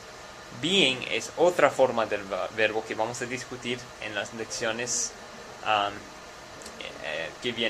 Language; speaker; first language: Spanish; non-native, fluent; English